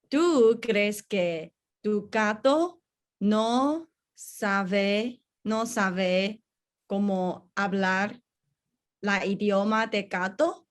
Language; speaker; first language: Spanish; non-native, learner; English